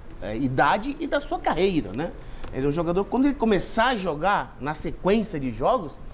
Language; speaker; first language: Portuguese; native; Portuguese